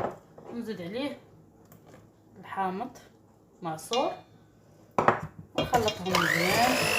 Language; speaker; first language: Arabic; native; Arabic